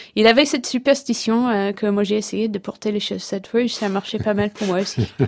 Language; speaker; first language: French; non-native, fluent; English